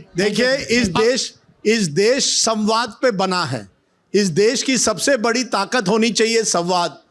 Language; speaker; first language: Hindi; non-native, local second language; Marathi